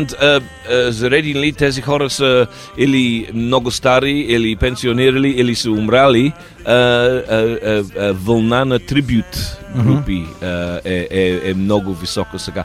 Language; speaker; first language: Bulgarian; non-native, learner; English